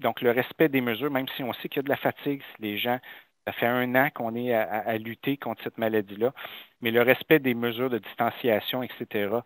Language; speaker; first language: French; native; French